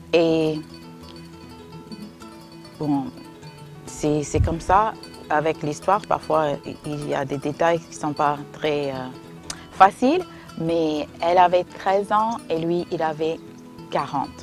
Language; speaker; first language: French; non-native, fluent; English